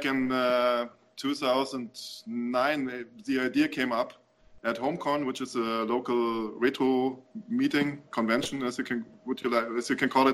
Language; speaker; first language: English; non-native, fluent; German